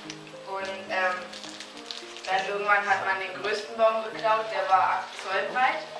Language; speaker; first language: German; native; German